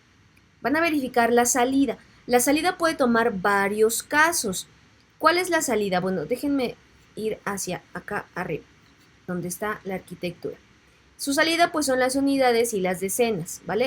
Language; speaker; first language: Spanish; native; Spanish